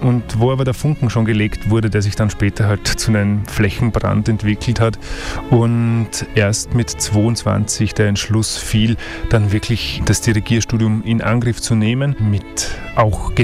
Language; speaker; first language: German; native; German